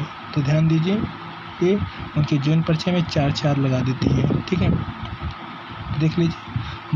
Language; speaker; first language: Hindi; native; Hindi